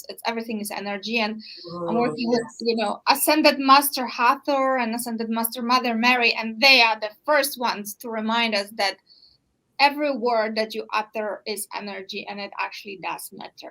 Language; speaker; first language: English; non-native, fluent; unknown